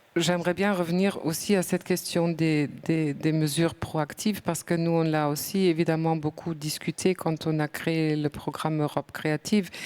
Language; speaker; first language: French; non-native, fluent; German